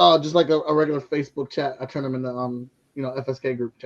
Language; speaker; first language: English; native; English